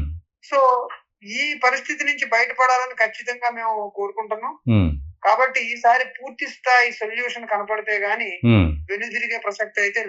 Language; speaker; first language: Telugu; native; Telugu